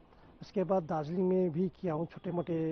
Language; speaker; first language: Hindi; non-native, local second language; Nepali